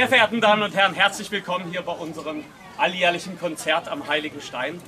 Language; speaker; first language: German; native; German